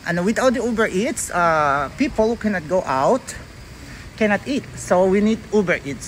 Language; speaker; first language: English; non-native, local second language; Filipino